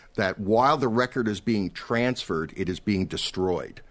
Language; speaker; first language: English; native; English